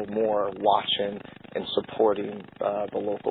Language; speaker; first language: English; native; English